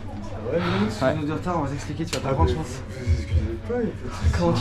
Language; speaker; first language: French; native; French